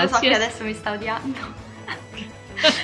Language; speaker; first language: Italian; native; Italian